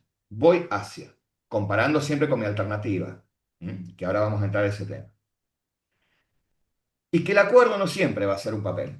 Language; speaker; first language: Spanish; native; Spanish